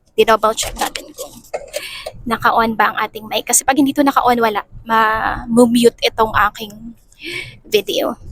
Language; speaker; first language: Filipino; native; Filipino